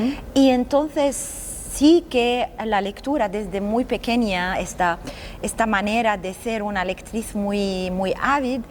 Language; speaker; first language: Spanish; non-native, fluent; Arabic